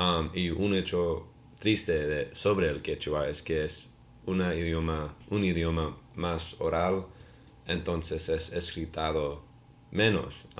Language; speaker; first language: Spanish; non-native, learner; English